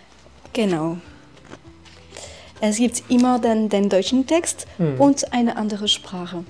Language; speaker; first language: German; non-native, fluent; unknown